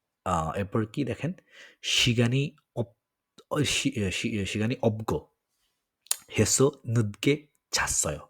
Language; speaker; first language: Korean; non-native, fluent; Bangla